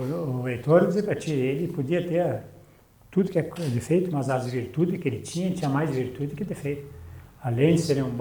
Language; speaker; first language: Portuguese; native; Portuguese